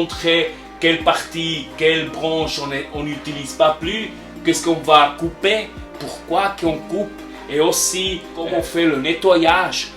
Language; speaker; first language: French; non-native, learner; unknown